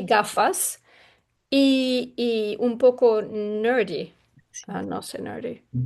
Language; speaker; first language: Spanish; non-native, learner; English